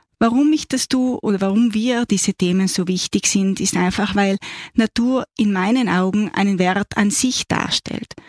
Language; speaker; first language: German; native; German